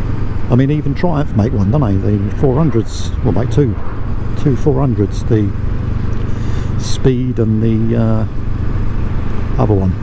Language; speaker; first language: English; native; English